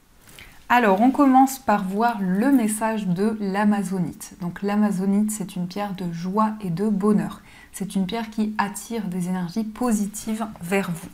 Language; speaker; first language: French; native; French